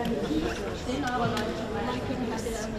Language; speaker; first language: German; native; German